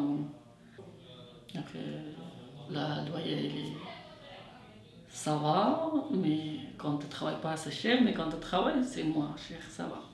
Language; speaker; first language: French; non-native, learner; Persian